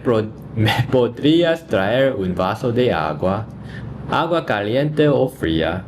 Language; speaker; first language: Spanish; non-native, learner; English